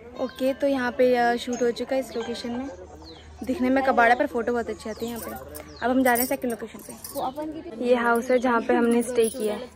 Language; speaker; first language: Hindi; native; Hindi